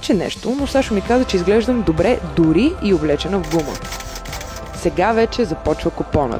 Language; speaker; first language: Bulgarian; native; Bulgarian